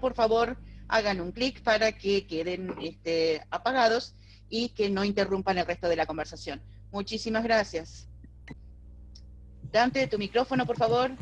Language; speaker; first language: Spanish; native; Spanish